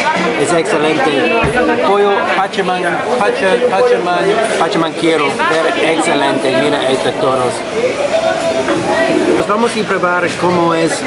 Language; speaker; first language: Spanish; non-native, learner; English